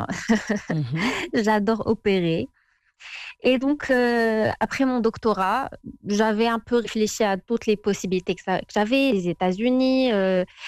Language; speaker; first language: French; non-native, local second language; Arabic